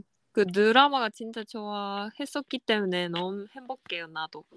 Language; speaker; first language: Korean; non-native, fluent; Japanese